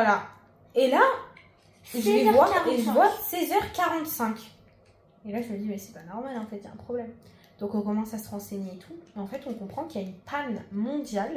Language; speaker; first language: French; native; French